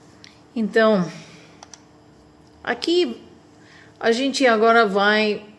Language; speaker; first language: Portuguese; non-native, fluent; Spanish